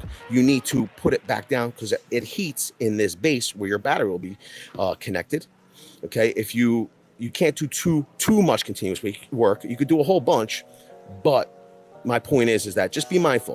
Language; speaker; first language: English; native; English